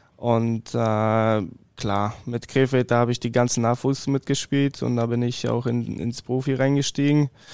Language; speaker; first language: German; early bilingual, other home language; Polish